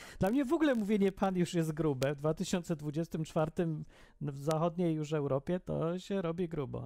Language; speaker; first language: Polish; native; Polish